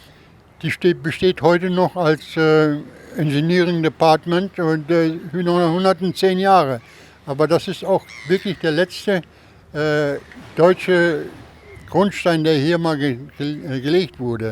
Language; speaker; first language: German; early bilingual, heritage; German